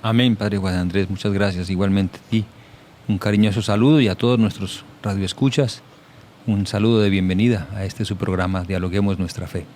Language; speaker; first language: Spanish; native; Spanish